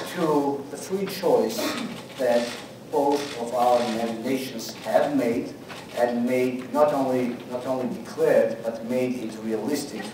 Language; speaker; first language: English; non-native, fluent; Georgian